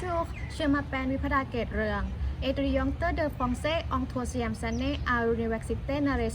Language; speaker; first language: French; non-native, fluent; Thai